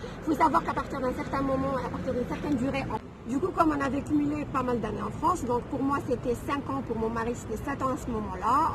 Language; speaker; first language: French; non-native, local second language; Arabic